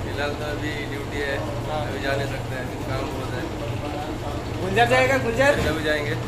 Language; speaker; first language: Hindi; non-native, local second language; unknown